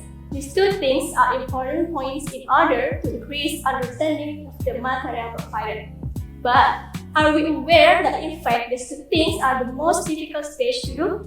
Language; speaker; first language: English; non-native, learner; Indonesian